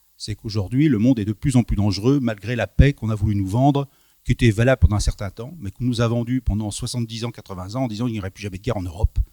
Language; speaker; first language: French; native; French